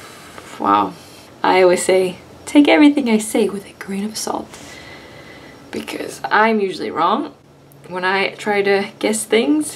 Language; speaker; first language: English; non-native, fluent; Swedish